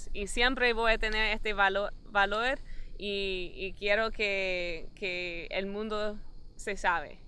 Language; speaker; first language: Spanish; non-native, fluent; English